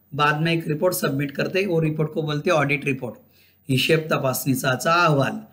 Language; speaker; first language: Hindi; non-native, local second language; Marathi